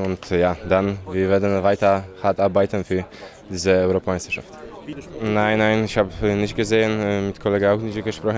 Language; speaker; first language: German; non-native, fluent; Polish